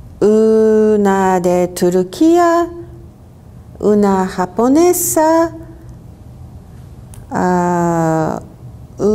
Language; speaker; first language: Spanish; non-native, learner; Japanese